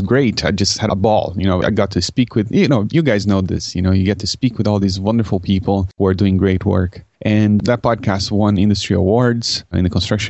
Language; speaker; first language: English; non-native, fluent; Portuguese